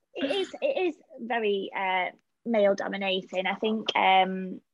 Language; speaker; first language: English; native; English